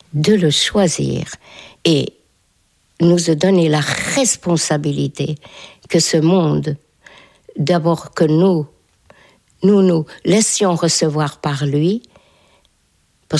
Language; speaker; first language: French; non-native, fluent; Hungarian